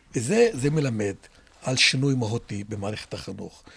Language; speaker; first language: Hebrew; non-native, local second language; Arabic